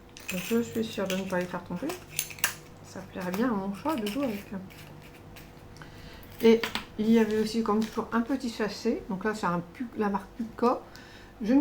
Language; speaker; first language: French; native; French